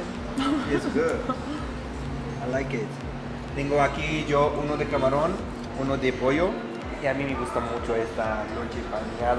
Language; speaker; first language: Spanish; non-native, fluent; Arabic